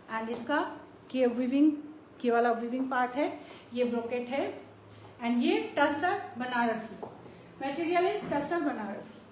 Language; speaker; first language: Hindi; non-native, local second language; Bangla